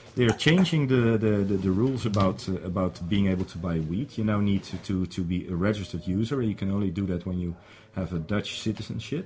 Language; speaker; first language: English; non-native, fluent; Dutch